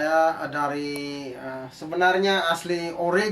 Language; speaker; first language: Indonesian; non-native, fluent; English